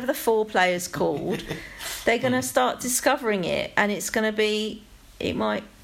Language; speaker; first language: English; native; English